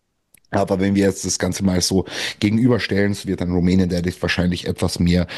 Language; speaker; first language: German; native; German